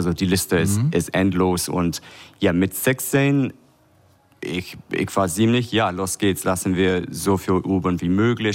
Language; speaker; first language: German; non-native, fluent; English